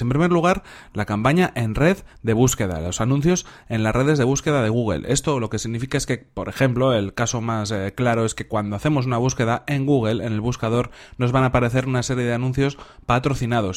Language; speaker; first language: Spanish; native; Spanish